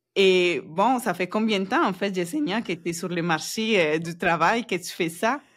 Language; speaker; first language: French; non-native, fluent; Spanish